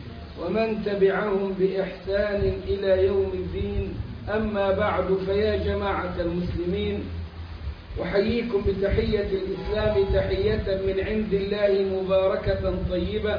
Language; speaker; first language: Arabic; native; Arabic